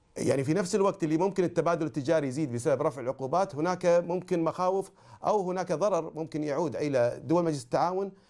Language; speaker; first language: Arabic; native; Arabic